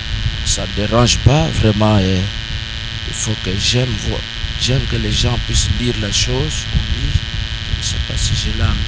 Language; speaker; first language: French; non-native, local second language; Lingala